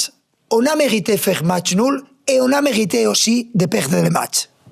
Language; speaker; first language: French; non-native, fluent; Spanish